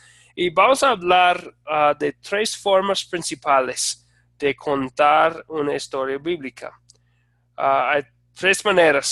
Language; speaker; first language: Spanish; non-native, fluent; English